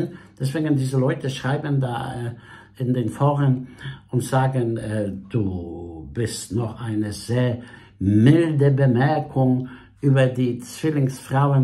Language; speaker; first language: German; non-native, fluent; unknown